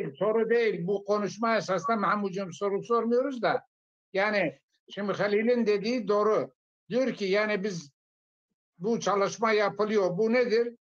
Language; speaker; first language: Turkish; non-native, local second language; Zaza